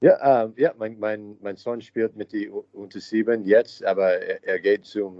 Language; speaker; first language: German; non-native, learner; English